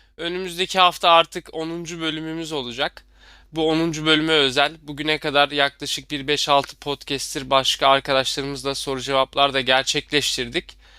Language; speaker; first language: Turkish; native; Turkish